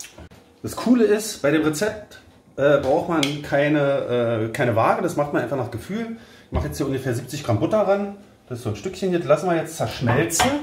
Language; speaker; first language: German; native; German